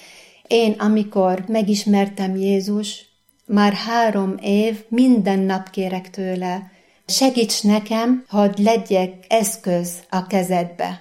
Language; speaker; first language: Hungarian; non-native, fluent; Arabic